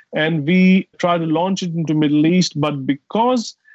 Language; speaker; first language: English; non-native, fluent; Arabic